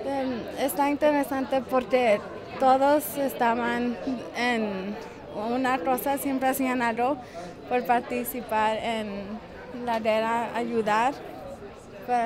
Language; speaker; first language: Spanish; early bilingual, other home language; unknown